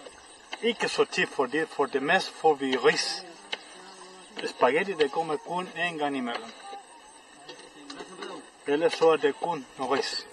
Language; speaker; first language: Danish; non-native, fluent; Spanish